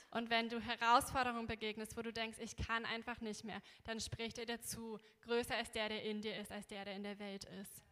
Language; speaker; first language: German; native; German